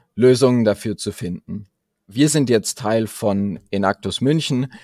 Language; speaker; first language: German; native; German